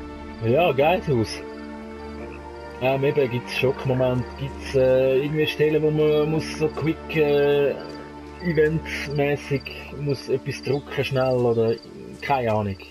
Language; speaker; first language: German; native; German